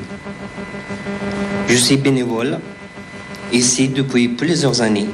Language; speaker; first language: French; non-native, fluent; Persian